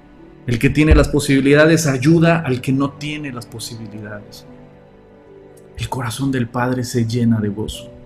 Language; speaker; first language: Spanish; native; Spanish